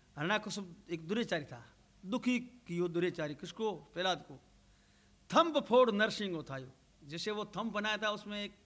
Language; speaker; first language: Hindi; non-native, local second language; Rajasthani